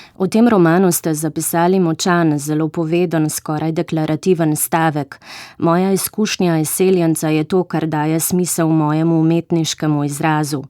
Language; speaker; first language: Slovenian; native; Slovenian